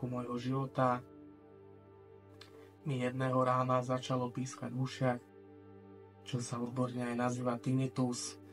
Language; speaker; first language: Slovak; native; Slovak